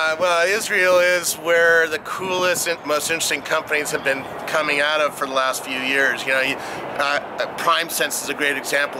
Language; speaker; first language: English; native; English